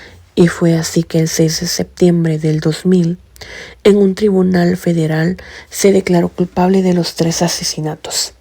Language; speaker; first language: Spanish; native; Spanish